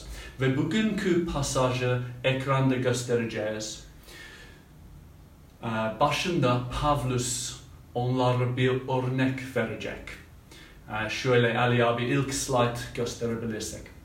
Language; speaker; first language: Turkish; non-native, fluent; English